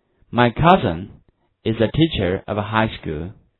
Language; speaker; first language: English; non-native, fluent; Chinese